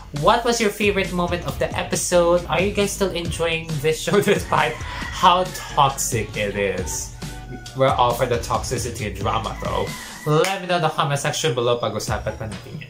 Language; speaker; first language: English; non-native, local second language; Filipino